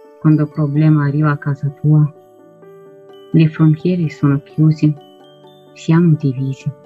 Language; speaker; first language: Italian; non-native, fluent; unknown